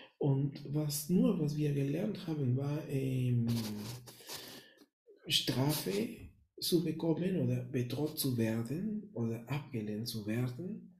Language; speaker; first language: German; non-native, fluent; Spanish